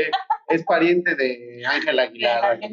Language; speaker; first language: Spanish; native; Spanish